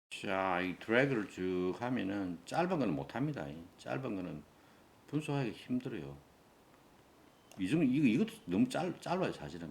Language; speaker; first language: Korean; native; Korean